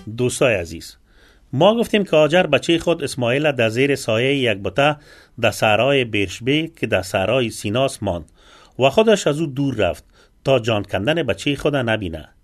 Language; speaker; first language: Persian; native; Persian